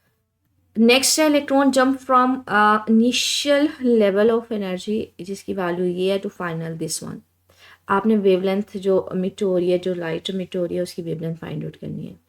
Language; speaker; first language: Hindi; non-native, local second language; Punjabi